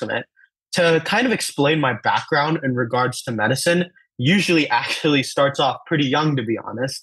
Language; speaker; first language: English; early bilingual, other home language; Telugu